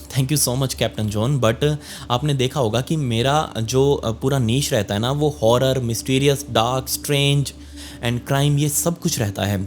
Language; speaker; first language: Hindi; native; Hindi